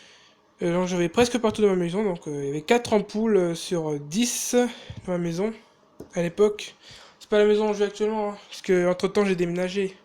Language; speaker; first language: French; native; French